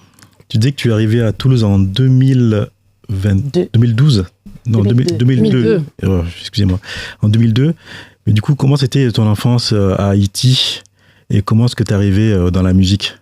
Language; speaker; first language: French; native; French